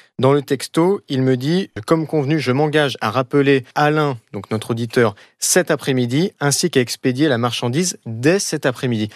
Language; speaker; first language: French; native; French